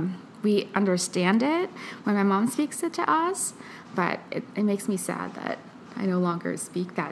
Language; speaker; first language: English; early bilingual, other home language; Filipino